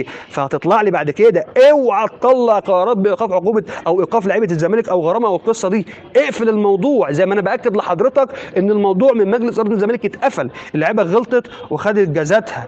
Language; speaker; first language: Arabic; native; Arabic